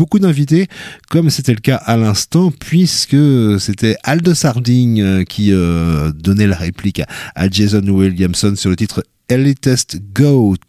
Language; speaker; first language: French; native; French